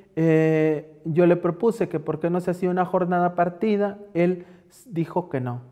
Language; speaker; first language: Spanish; native; Spanish